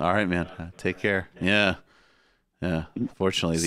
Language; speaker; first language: English; native; English